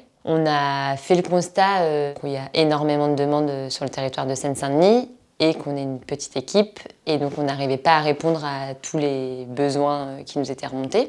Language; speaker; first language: French; native; French